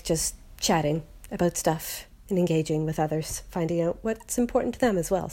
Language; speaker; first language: English; native; English